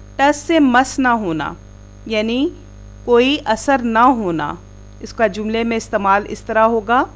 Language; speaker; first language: Urdu; native; Urdu